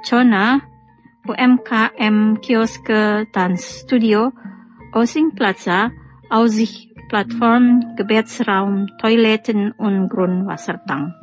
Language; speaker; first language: German; non-native, fluent; Indonesian